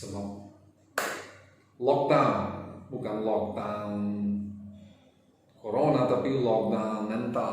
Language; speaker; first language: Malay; non-native, fluent; English